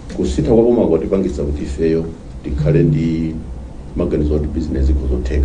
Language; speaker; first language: Nyanja; non-native, local second language; Tumbuka